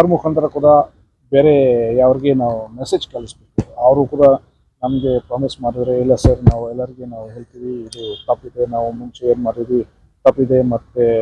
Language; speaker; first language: Kannada; non-native, learner; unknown